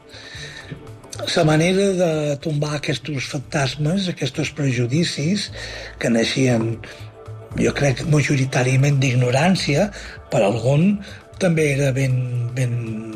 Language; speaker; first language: Catalan; native; Catalan